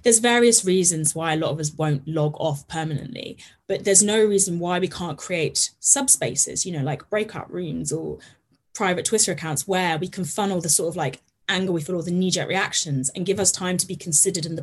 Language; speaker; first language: English; native; English